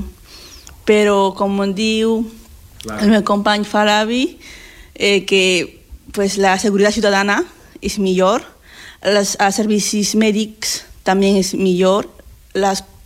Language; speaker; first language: Catalan; non-native, learner; Spanish